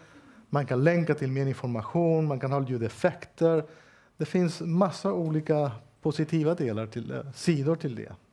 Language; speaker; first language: Swedish; non-native, fluent; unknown